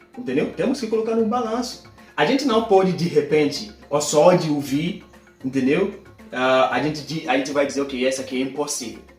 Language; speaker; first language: Portuguese; non-native, fluent; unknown